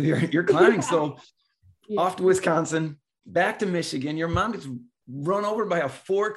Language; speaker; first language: English; native; English